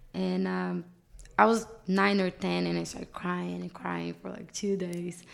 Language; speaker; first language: English; non-native, fluent; Portuguese